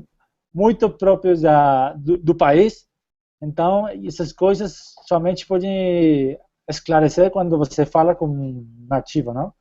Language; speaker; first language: Portuguese; non-native, fluent; Spanish